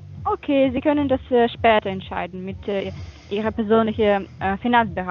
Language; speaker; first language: German; non-native, fluent; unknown